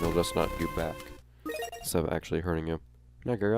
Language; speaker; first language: English; native; English